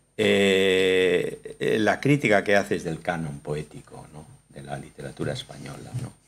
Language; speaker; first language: Spanish; native; Spanish